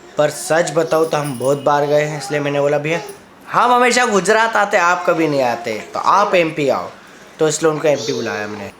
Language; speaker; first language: Hindi; native; Hindi